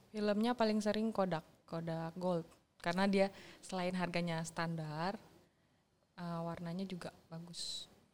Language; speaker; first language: Indonesian; native; Indonesian